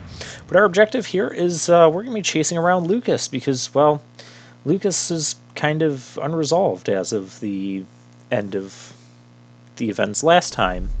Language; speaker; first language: English; native; English